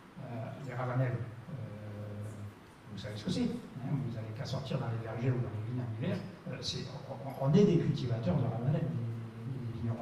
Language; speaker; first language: French; native; French